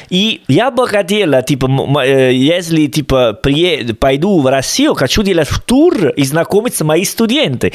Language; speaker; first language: Russian; non-native, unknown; Italian